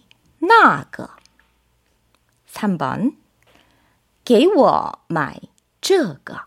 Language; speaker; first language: Chinese; non-native, fluent; Korean